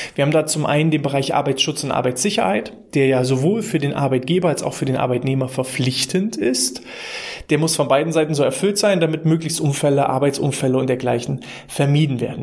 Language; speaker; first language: German; native; German